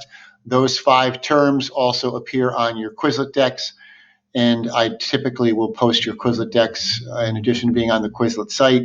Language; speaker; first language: English; native; English